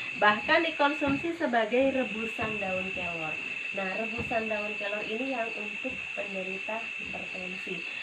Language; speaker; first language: Indonesian; non-native, local second language; Sundanese